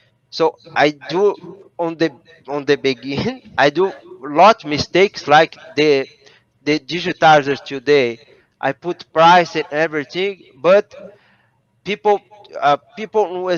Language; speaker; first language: English; non-native, learner; Portuguese